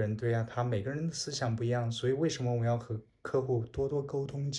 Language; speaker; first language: Chinese; native; Chinese